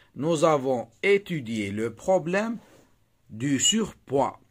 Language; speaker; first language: French; non-native, local second language; Arabic